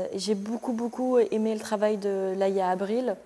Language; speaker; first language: French; native; French